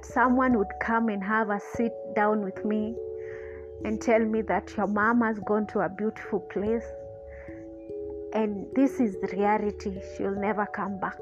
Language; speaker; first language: English; non-native, local second language; Kikuyu